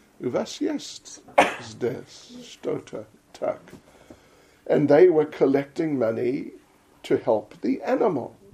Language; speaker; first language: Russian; non-native, learner; English